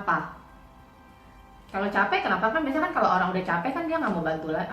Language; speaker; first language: Indonesian; native; Indonesian